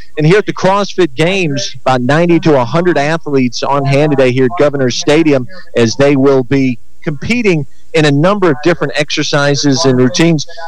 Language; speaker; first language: English; native; English